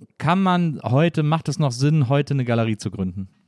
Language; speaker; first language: German; native; German